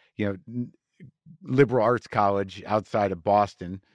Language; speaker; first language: English; native; English